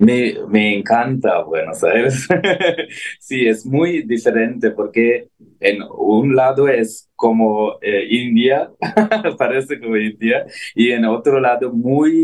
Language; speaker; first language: Spanish; non-native, learner; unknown